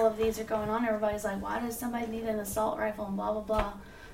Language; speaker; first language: English; native; English